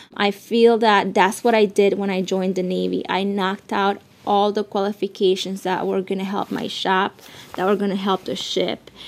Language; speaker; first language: English; early bilingual, other home language; Spanish